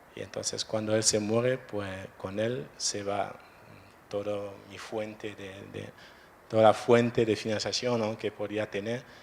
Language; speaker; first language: Spanish; non-native, fluent; French